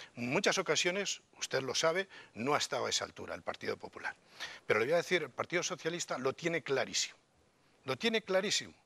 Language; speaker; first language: Spanish; native; Spanish